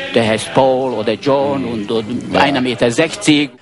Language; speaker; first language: German; non-native, fluent; Romanian